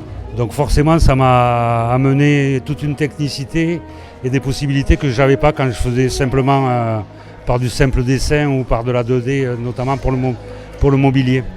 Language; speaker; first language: French; native; French